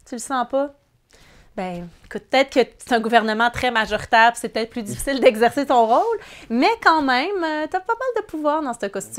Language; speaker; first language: French; native; French